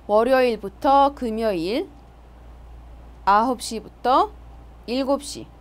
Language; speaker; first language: Korean; non-native, fluent; Arabic